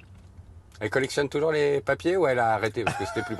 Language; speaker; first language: French; native; French